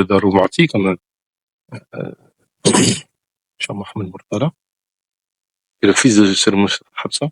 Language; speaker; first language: French; non-native, local second language; Wolof